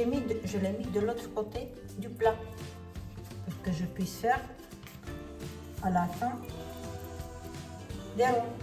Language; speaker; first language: French; non-native, fluent; Romanian